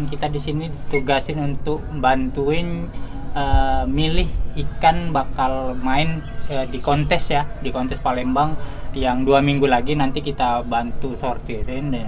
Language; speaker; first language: Indonesian; native; Indonesian